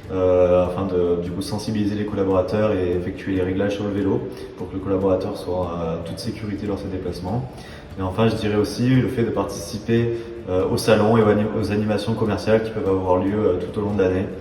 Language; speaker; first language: French; native; French